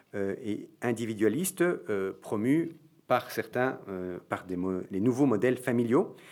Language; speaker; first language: French; native; French